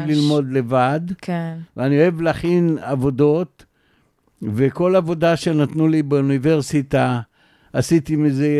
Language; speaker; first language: Hebrew; native; Hebrew